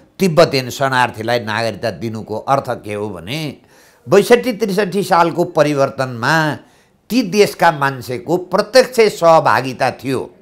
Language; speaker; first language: Nepali; native; Nepali